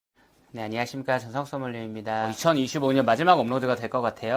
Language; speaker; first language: Korean; native; Korean